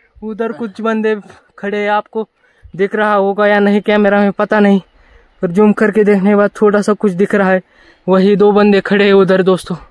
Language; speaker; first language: Hindi; non-native, local second language; Marathi